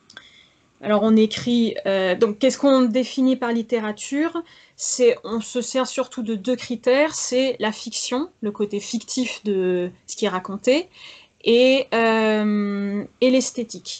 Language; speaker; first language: French; native; French